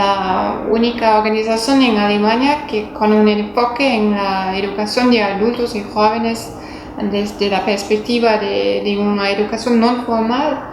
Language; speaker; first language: Spanish; non-native, fluent; German